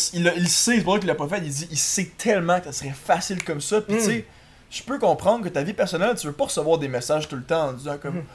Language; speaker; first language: French; native; French